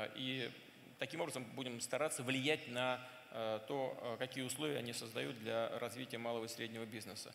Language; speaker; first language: Russian; native; Russian